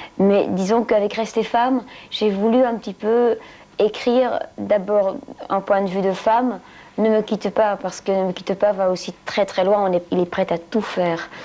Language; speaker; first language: French; non-native, local second language; Dutch